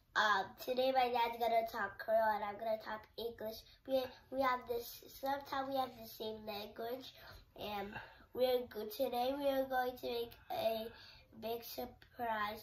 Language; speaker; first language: English; early bilingual, other home language; Haitian Creole